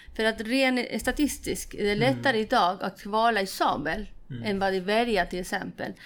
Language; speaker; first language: Swedish; non-native, fluent; Spanish